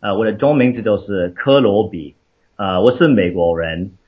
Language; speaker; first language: Chinese; non-native, fluent; English